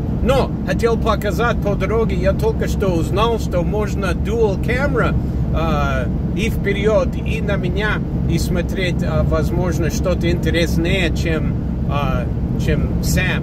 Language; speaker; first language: Russian; non-native, fluent; English